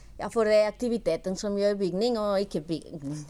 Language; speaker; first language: Norwegian; non-native, learner; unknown